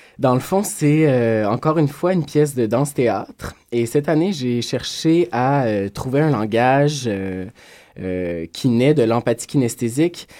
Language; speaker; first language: French; native; French